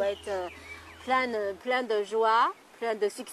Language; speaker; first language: French; non-native, fluent; Chinese